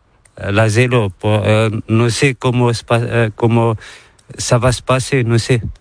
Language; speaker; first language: Spanish; non-native, learner; Arabic